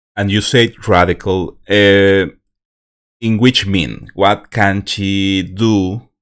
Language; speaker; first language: English; non-native, learner; Spanish